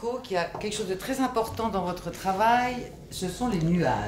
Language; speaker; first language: French; native; French